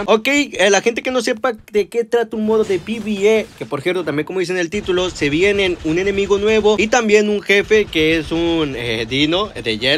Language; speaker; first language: Spanish; native; Spanish